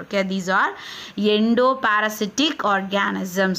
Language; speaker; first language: English; non-native, local second language; Tamil